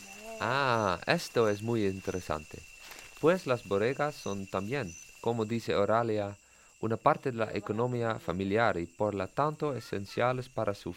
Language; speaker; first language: Spanish; non-native, learner; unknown